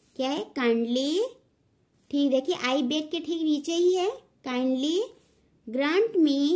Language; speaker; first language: Hindi; native; Hindi